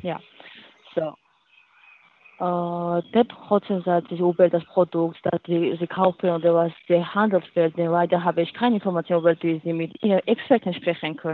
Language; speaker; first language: German; non-native, learner; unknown